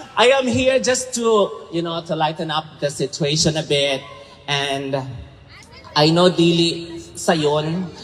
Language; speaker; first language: English; non-native, local second language; Cebuano